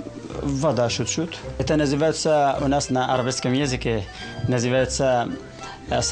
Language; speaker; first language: Russian; non-native, learner; Arabic